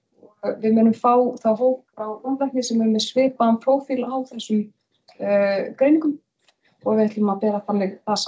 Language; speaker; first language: Icelandic; native; Icelandic